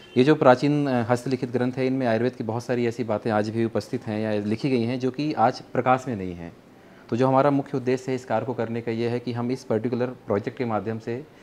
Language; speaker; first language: Hindi; native; Hindi